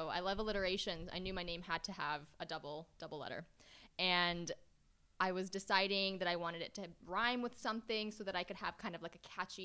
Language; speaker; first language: English; early bilingual, other home language; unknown